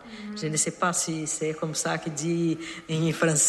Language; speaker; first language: French; non-native, learner; Portuguese